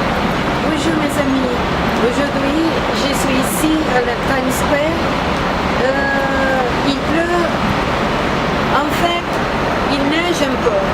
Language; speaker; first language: French; non-native, learner; Portuguese